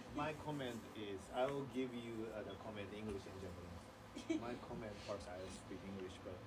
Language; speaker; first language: English; non-native, fluent; Japanese